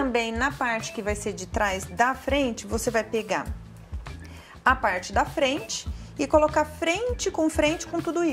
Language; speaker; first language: Portuguese; native; Portuguese